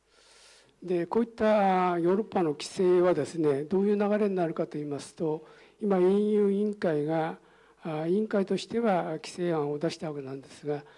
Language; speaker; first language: Japanese; native; Japanese